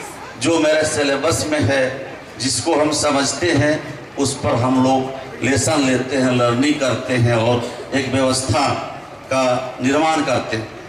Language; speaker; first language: Hindi; native; Hindi